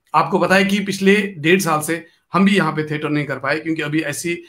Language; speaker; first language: Hindi; non-native, local second language; Kashmiri